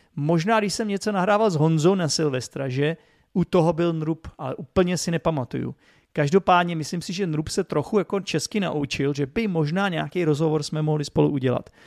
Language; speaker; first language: Czech; native; Czech